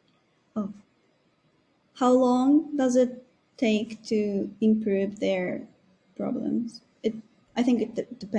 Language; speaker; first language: English; non-native, learner; Japanese